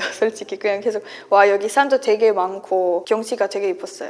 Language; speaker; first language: Korean; non-native, fluent; Polish